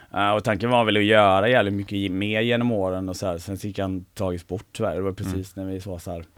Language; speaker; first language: Swedish; native; Swedish